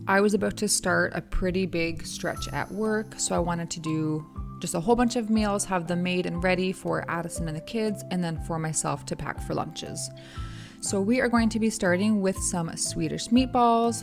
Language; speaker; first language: English; native; English